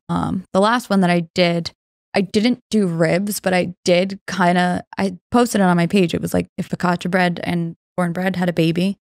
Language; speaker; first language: English; native; English